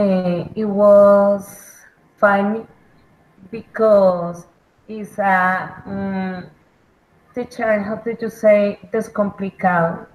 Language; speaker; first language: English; non-native, learner; Spanish